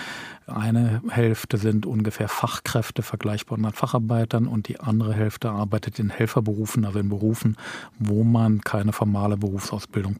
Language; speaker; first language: German; native; German